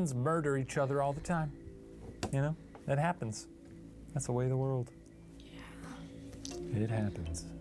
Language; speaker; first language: English; native; English